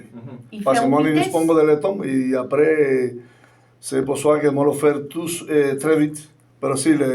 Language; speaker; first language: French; non-native, learner; Spanish